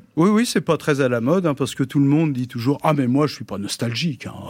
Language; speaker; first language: French; native; French